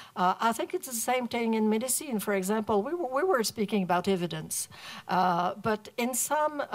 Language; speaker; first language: English; non-native, fluent; French